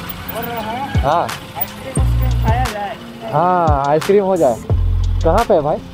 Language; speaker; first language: Hindi; native; Hindi